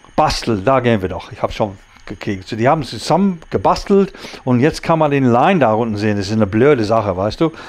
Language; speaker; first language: German; non-native, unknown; English